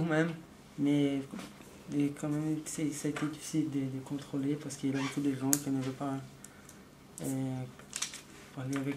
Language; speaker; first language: French; non-native, learner; Portuguese